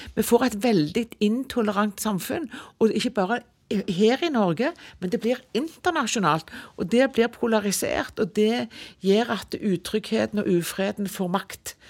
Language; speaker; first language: Norwegian; native; Norwegian